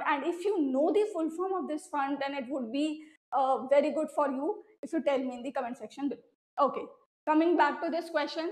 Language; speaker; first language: English; non-native, local second language; Hindi